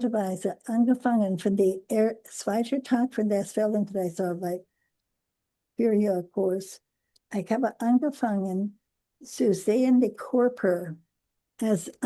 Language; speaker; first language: German; non-native, learner; English